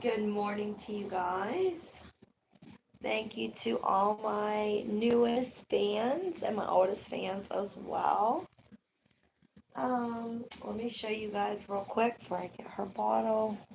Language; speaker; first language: English; native; English